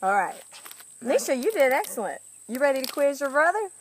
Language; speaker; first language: English; native; English